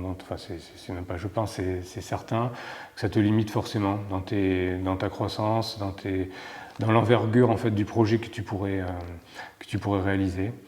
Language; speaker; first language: French; native; French